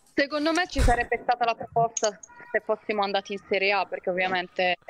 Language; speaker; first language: Italian; native; Italian